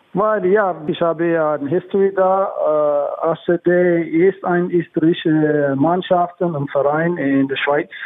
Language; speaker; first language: German; non-native, learner; English